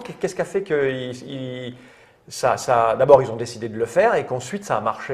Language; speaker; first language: French; native; French